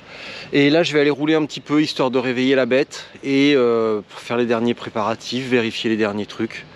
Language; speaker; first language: French; native; French